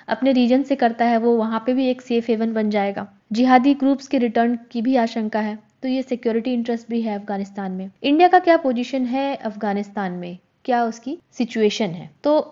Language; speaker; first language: Hindi; native; Hindi